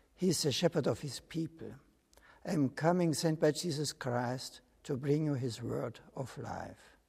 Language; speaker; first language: English; non-native, fluent; German